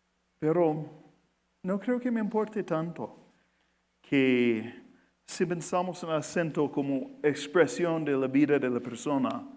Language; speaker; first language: Spanish; non-native, fluent; English